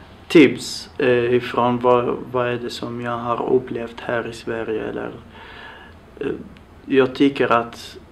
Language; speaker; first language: Swedish; non-native, fluent; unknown